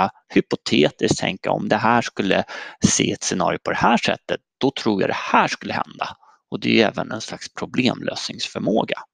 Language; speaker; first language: Swedish; native; Swedish